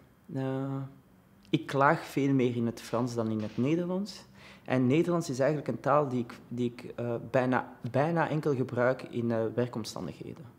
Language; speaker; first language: Dutch; early bilingual, other home language; Arabic